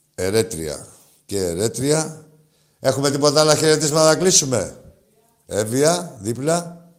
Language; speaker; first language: Greek; native; Greek